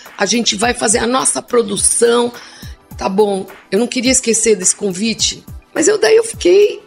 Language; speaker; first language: Portuguese; non-native, local second language; English